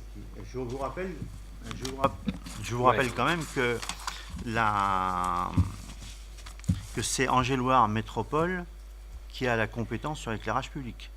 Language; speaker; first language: French; native; French